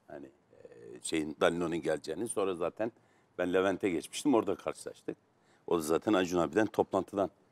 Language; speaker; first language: Turkish; native; Turkish